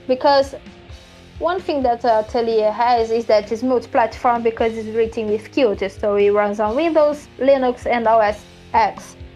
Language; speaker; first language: English; non-native, fluent; Portuguese